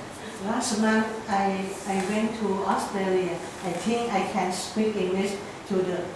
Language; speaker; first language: English; non-native, learner; Thai